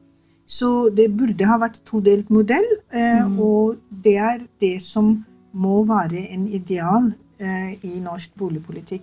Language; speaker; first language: Norwegian; non-native, fluent; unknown